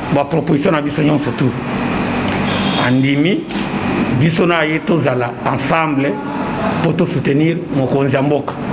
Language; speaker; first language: Lingala; non-native, local second language; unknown